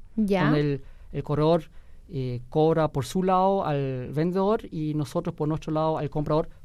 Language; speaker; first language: Spanish; early bilingual, heritage; Spanish